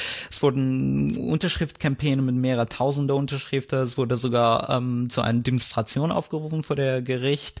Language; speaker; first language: German; non-native, fluent; Arabic